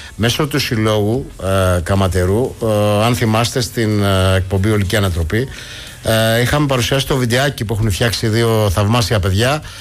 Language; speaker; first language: Greek; native; Greek